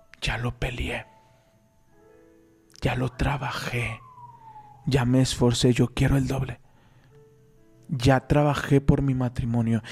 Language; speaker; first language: Spanish; native; Spanish